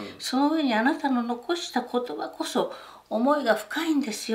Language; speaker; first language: Japanese; native; Japanese